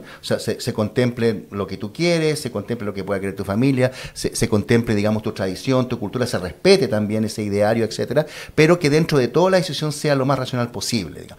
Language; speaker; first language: Spanish; native; Spanish